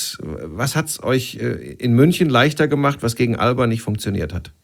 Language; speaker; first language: German; native; German